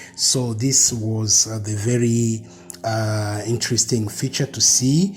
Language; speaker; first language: English; non-native, fluent; Rundi